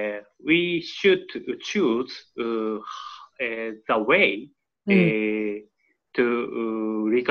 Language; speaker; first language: English; non-native, learner; Japanese